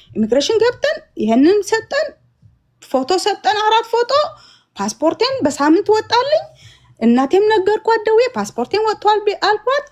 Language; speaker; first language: Amharic; non-native, fluent; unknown